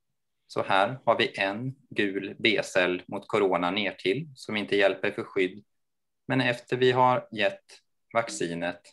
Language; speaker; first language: Swedish; native; Swedish